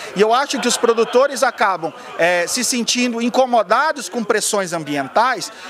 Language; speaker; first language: Portuguese; native; Portuguese